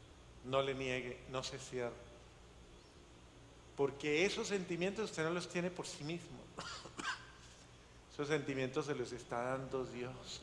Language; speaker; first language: Spanish; native; Spanish